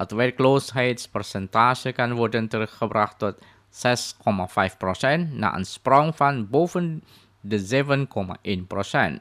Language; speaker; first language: Dutch; non-native, fluent; Indonesian